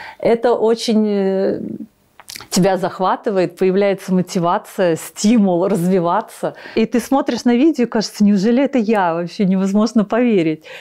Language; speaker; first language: Russian; native; Russian